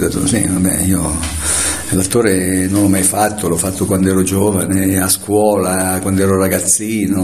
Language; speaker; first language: Italian; native; Italian